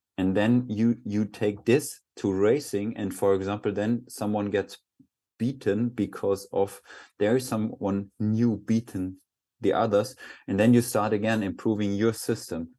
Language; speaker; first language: English; non-native, fluent; German